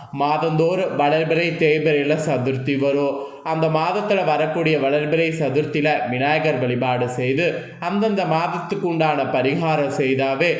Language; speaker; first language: Tamil; native; Tamil